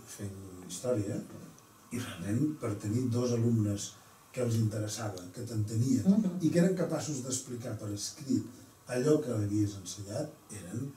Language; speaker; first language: Catalan; native; Catalan